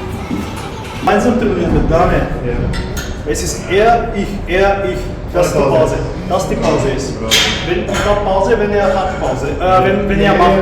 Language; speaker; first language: German; non-native, fluent; Bulgarian